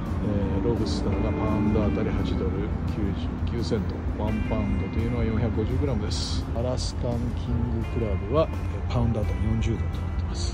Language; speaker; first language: Japanese; native; Japanese